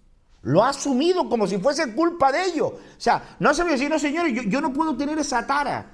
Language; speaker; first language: Spanish; native; Spanish